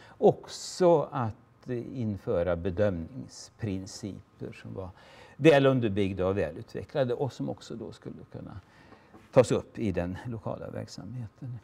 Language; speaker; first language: Swedish; native; Swedish